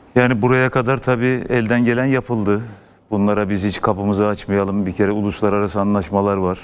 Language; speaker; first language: Turkish; native; Turkish